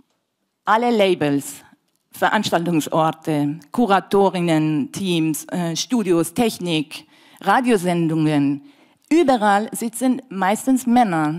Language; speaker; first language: German; non-native, fluent; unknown